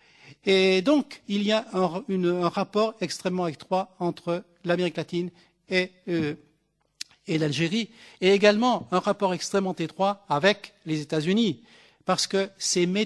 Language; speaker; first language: French; native; French